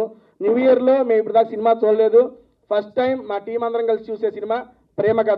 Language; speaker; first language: Telugu; native; Telugu